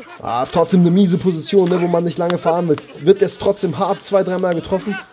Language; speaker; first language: German; early bilingual, other home language; Armenian